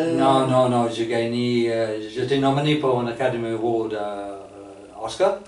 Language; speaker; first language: French; non-native, fluent; English